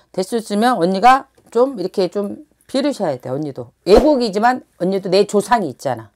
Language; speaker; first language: Korean; native; Korean